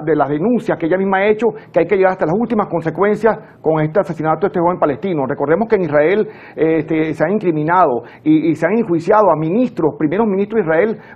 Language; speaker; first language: Spanish; native; Spanish